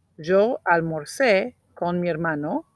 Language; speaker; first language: Spanish; non-native, fluent; English